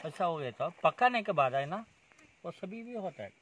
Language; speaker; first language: Hindi; non-native, local second language; Kannada